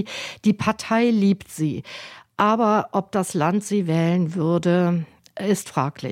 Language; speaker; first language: German; native; German